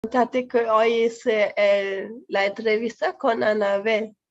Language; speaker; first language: Spanish; non-native, fluent; German